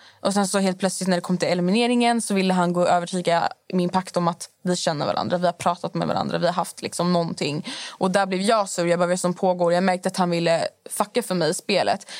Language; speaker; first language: Swedish; early bilingual, other home language; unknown